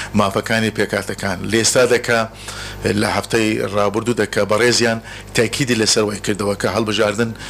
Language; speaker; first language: Central Kurdish; non-native, local second language; Turkish